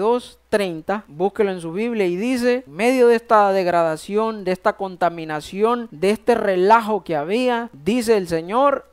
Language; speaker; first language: Spanish; native; Spanish